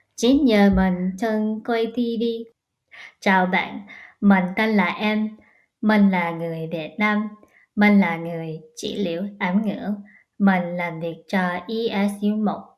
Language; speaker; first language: Vietnamese; non-native, learner; English